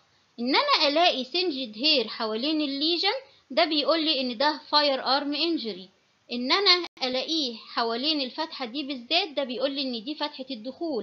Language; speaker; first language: Arabic; native; Arabic